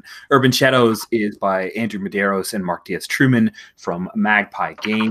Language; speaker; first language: English; native; English